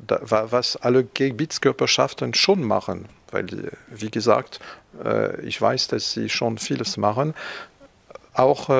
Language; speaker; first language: German; non-native, fluent; French